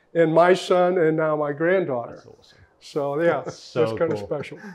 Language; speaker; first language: English; native; English